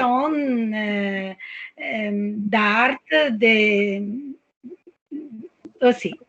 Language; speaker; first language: French; non-native, learner; Italian